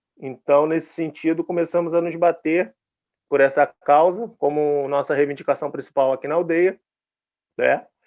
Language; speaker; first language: Portuguese; native; Portuguese